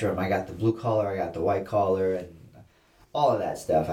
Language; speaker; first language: English; early bilingual, other home language; Assyrian Neo-Aramaic